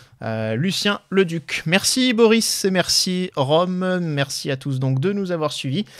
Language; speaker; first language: French; native; French